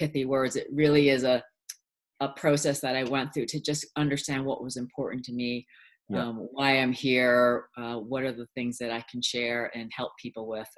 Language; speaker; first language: English; early bilingual, other home language; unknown